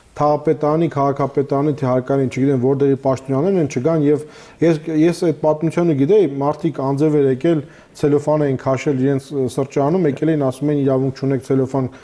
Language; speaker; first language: Armenian; native; Armenian